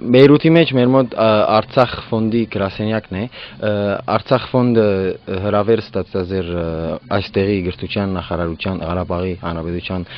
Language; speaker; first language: Armenian; early bilingual, heritage; Armenian